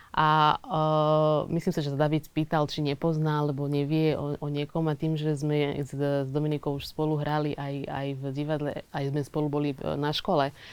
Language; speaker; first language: Slovak; early bilingual, other home language; Portuguese